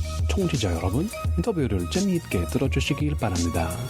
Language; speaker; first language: Korean; non-native, learner; English